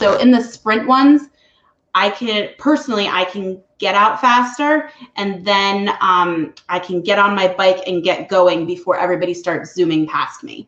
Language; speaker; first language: English; native; English